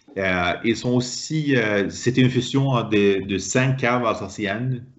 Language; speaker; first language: French; non-native, fluent; Swedish